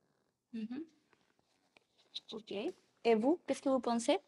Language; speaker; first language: French; non-native, learner; Spanish